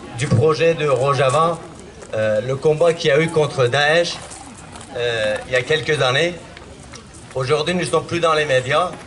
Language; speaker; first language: French; non-native, fluent; Kurdish